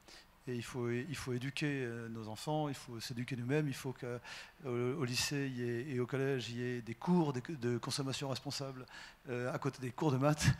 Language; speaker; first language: French; native; French